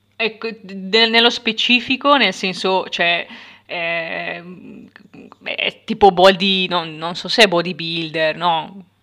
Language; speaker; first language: Italian; native; Italian